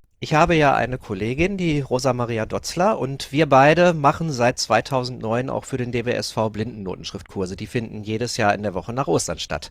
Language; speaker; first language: German; native; German